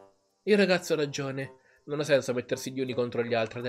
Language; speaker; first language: Italian; native; Italian